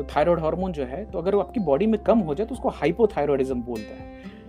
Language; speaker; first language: Hindi; native; Hindi